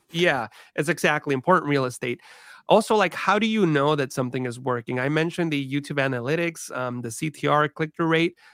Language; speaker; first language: English; early bilingual, other home language; Spanish